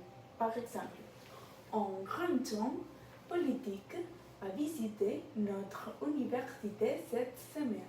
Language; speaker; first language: French; non-native, learner; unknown